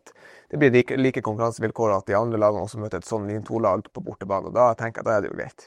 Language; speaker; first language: Norwegian; native; Norwegian